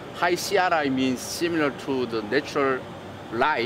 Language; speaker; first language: English; non-native, learner; Korean